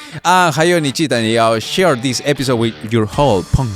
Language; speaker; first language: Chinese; non-native, learner; Spanish